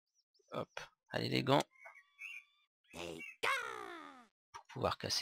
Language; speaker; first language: French; native; French